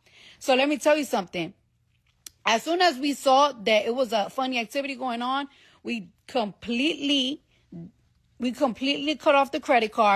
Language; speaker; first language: English; native; English